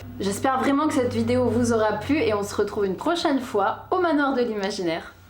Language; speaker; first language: French; early bilingual, other home language; Portuguese